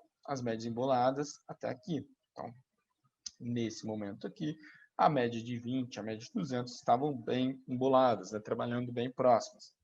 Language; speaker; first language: Portuguese; native; Portuguese